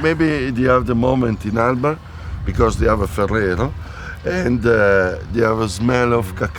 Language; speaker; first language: English; non-native, fluent; Italian